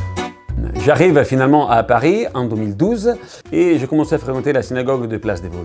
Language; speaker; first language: French; non-native, learner; Italian